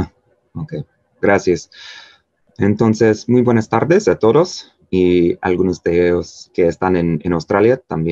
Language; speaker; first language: Spanish; non-native, fluent; English